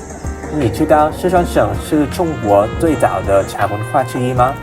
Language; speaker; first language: Chinese; non-native, learner; Vietnamese